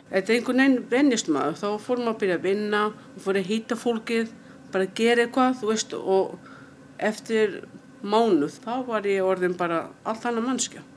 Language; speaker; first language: Icelandic; non-native, fluent; Portuguese